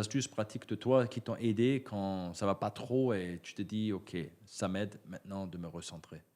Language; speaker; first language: French; native; French